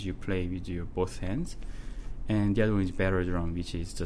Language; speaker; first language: English; non-native, fluent; Korean